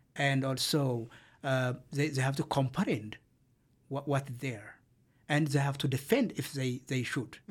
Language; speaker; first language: English; non-native, fluent; Amharic